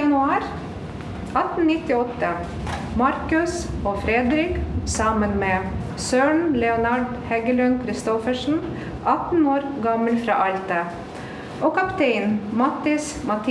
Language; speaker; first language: Norwegian; non-native, fluent; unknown